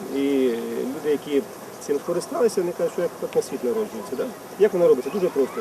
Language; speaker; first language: Ukrainian; non-native, local second language; Russian